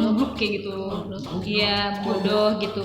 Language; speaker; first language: Malay; native; Malay